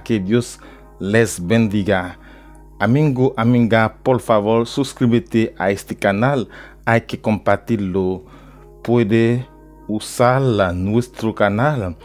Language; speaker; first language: Spanish; non-native, learner; Haitian Creole